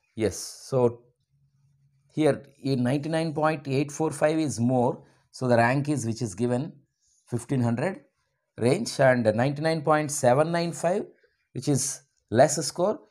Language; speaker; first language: English; non-native, local second language; Telugu